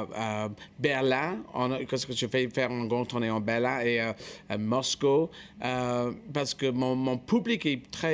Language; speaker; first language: French; non-native, fluent; English